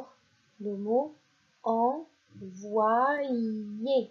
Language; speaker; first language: French; non-native, local second language; Arabic